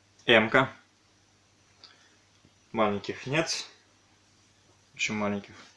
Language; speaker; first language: Russian; native; Russian